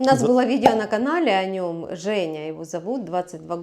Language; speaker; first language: Russian; native; Russian